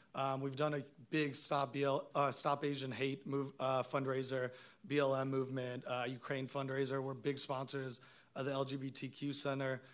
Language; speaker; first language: English; non-native, fluent; Hebrew